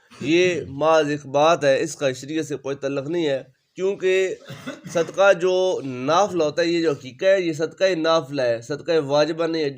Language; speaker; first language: Urdu; native; Urdu